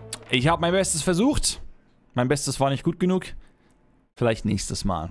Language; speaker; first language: German; native; German